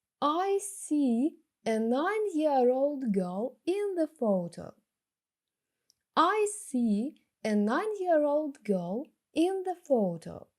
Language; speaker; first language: English; non-native, fluent; Ukrainian